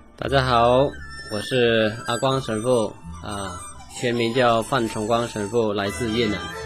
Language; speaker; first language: Chinese; non-native, fluent; Vietnamese